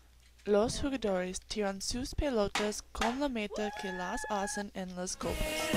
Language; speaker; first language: Spanish; non-native, learner; English